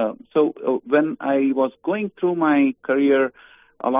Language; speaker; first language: English; non-native, local second language; Kannada